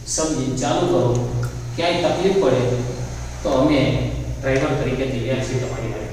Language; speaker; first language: Gujarati; native; Gujarati